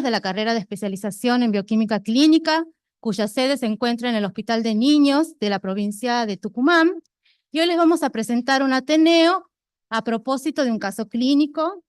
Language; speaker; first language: Spanish; native; Spanish